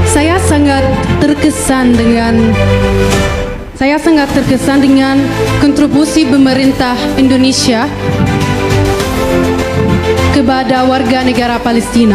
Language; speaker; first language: Indonesian; non-native, fluent; Arabic